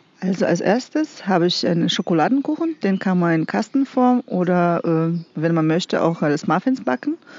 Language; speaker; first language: German; non-native, fluent; Russian